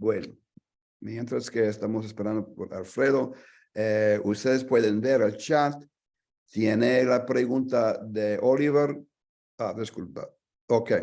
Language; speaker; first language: Spanish; non-native, fluent; English